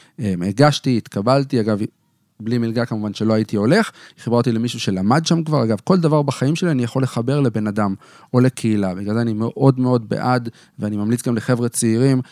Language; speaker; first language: Hebrew; native; Hebrew